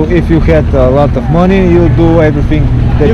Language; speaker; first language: English; non-native, learner; Bulgarian